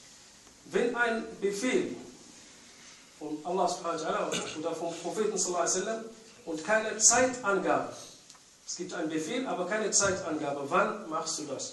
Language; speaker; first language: German; non-native, fluent; Arabic